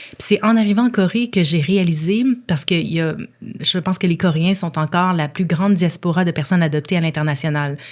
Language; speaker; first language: French; native; French